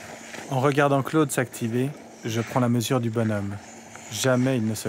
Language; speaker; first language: French; native; French